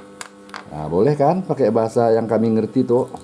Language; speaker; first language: Indonesian; native; Indonesian